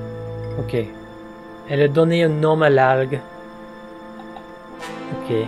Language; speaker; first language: French; non-native, fluent; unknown